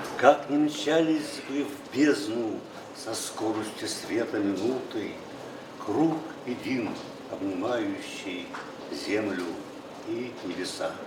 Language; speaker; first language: Russian; non-native, local second language; Buriat